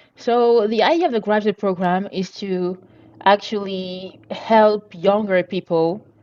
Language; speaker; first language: English; non-native, local second language; French